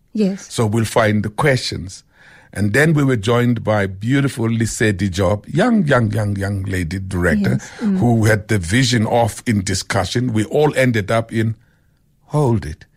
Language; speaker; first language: English; non-native, local second language; Xhosa